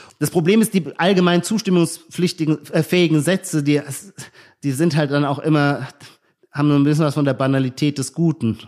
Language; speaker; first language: German; native; German